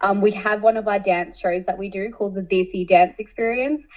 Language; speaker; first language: English; early bilingual, other home language; Hindi